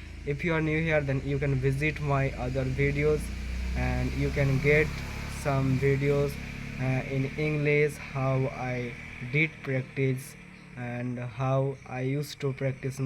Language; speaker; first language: English; non-native, learner; Bangla